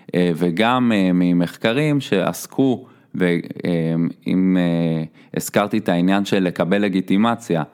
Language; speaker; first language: Hebrew; native; Hebrew